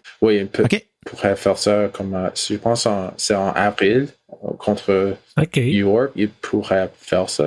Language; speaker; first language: French; non-native, learner; English